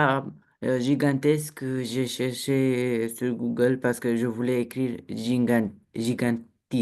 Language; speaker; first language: French; non-native, learner; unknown